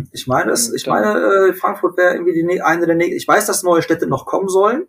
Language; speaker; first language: German; native; German